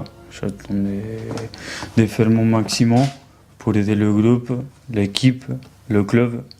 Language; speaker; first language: French; non-native, fluent; Spanish